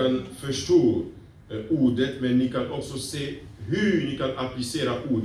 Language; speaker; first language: Swedish; non-native, fluent; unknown